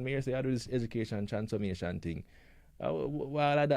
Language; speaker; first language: English; native; English